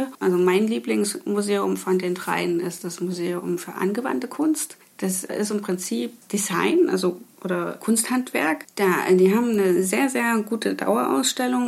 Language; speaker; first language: German; native; German